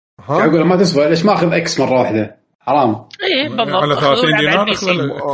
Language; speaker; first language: Arabic; native; Arabic